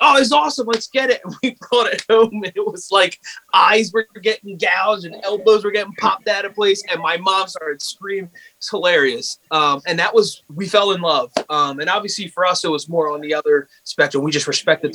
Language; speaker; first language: English; native; English